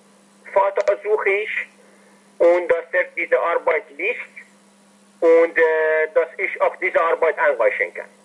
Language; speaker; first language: German; non-native, fluent; Persian